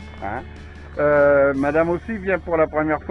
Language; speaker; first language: French; native; French